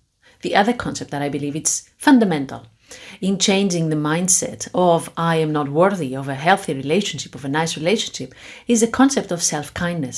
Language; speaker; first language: English; non-native, fluent; Greek